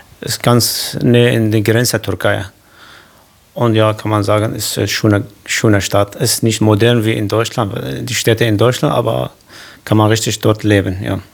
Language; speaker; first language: German; non-native, learner; Kurdish